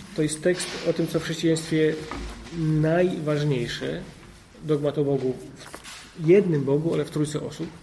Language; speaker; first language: Polish; native; Polish